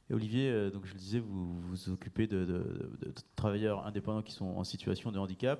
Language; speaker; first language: French; native; French